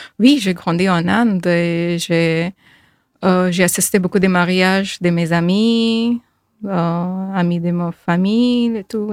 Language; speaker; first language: French; non-native, learner; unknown